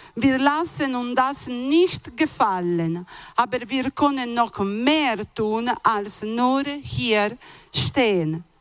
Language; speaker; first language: German; non-native, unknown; Italian